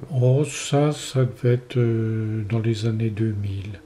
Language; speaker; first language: French; native; French